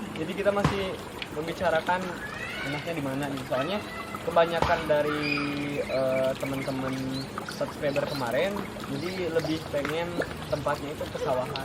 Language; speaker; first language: Indonesian; non-native, local second language; Sundanese